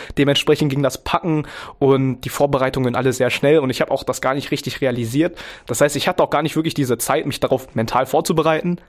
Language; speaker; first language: German; early bilingual, other home language; Vietnamese